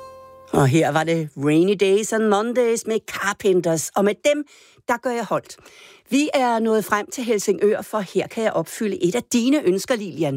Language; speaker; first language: Danish; native; Danish